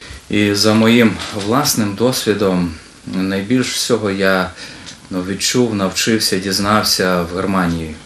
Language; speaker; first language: Ukrainian; native; Ukrainian